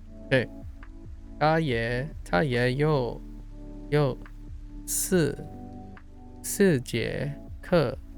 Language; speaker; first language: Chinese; non-native, learner; English